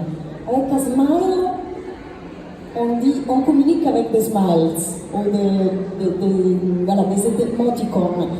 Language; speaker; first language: French; non-native, fluent; Italian